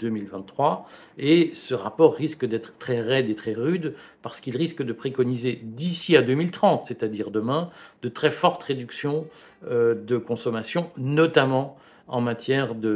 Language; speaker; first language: French; native; French